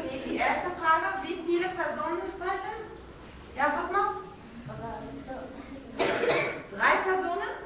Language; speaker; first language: German; non-native, fluent; Arabic